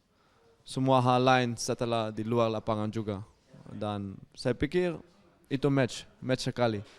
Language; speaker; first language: Indonesian; non-native, fluent; Dutch